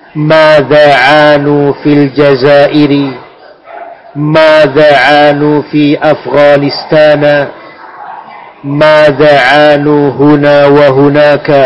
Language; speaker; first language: Arabic; non-native, fluent; Indonesian